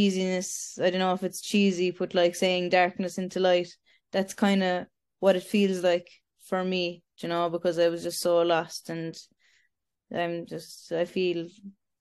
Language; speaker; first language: English; native; English